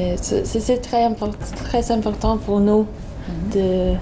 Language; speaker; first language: French; non-native, learner; Swedish